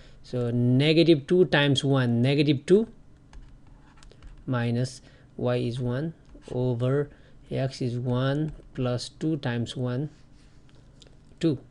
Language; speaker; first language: English; non-native, fluent; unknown